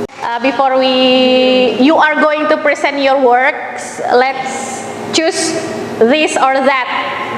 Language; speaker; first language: English; non-native, fluent; Indonesian